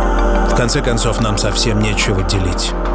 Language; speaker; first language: Russian; native; Russian